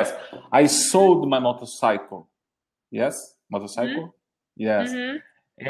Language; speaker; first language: English; non-native, learner; Portuguese